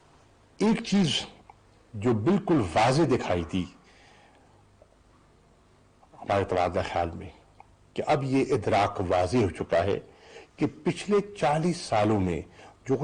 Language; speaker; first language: Urdu; native; Urdu